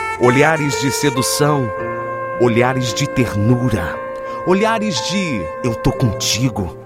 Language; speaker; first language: Portuguese; native; Portuguese